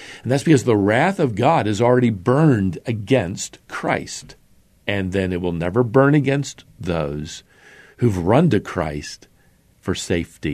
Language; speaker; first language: English; native; English